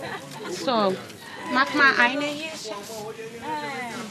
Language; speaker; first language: German; non-native, learner; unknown